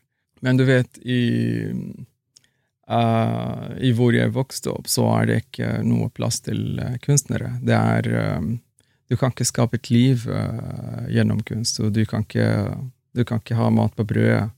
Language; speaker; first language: Swedish; non-native, fluent; Arabic